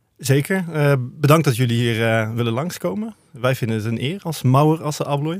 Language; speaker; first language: Dutch; native; Dutch